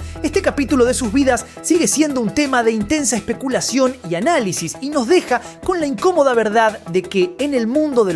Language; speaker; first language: Spanish; native; Spanish